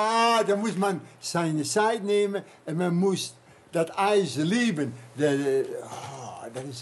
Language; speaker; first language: German; non-native, learner; Dutch